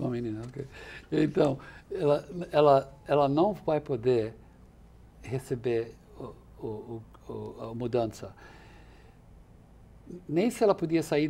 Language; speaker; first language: Portuguese; non-native, fluent; English